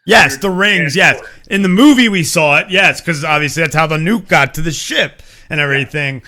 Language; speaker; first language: English; native; English